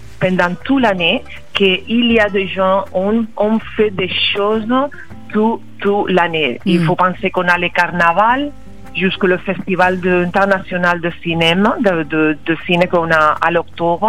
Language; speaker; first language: French; non-native, fluent; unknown